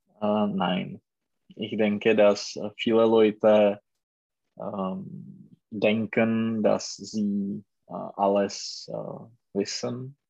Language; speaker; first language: German; non-native, learner; Czech